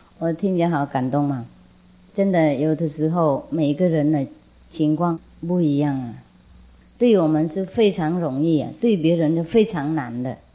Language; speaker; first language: Chinese; non-native, fluent; Vietnamese